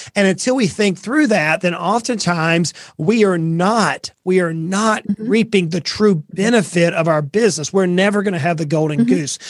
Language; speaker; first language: English; native; English